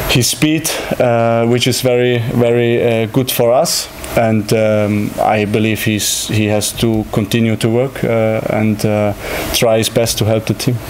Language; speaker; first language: English; non-native, fluent; German